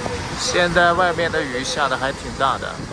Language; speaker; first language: Chinese; native; Chinese